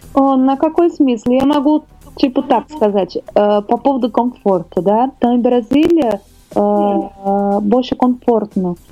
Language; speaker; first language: Russian; non-native, learner; Portuguese